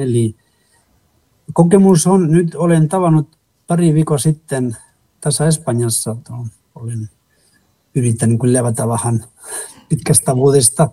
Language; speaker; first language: Finnish; non-native, fluent; Spanish